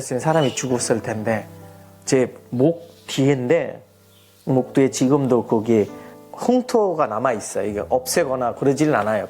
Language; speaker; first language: Korean; non-native, fluent; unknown